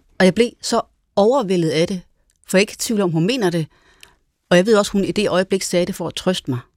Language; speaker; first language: Danish; native; Danish